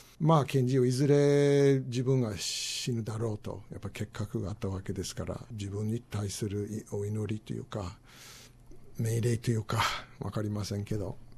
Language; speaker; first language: Japanese; non-native, fluent; English